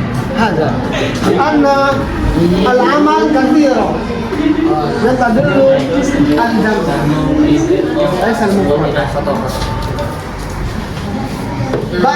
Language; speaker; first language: Arabic; non-native, fluent; Indonesian